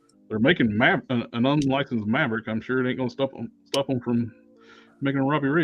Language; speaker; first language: English; native; English